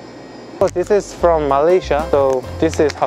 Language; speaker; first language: English; non-native, learner; Korean